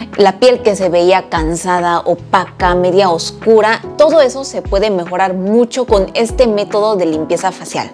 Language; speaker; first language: Spanish; non-native, fluent; Korean